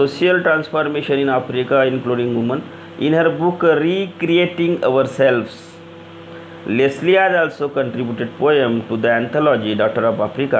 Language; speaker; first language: English; non-native, local second language; Marathi